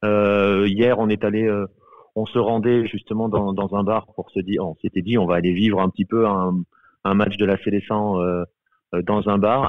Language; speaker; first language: French; native; French